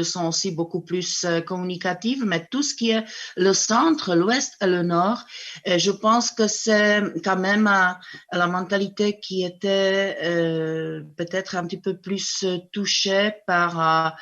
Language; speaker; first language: French; non-native, fluent; Czech